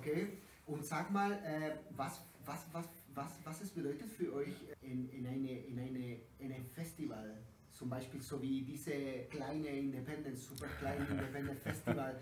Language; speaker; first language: German; non-native, learner; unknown